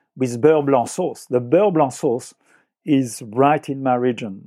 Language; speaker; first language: English; non-native, fluent; French